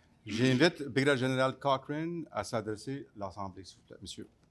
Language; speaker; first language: French; non-native, learner; English